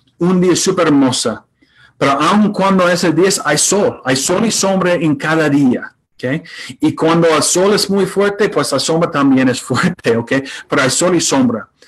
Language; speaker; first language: Spanish; non-native, fluent; English